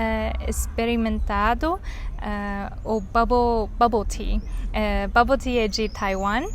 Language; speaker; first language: Portuguese; non-native, learner; Chinese